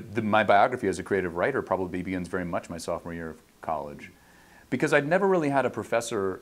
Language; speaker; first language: English; native; English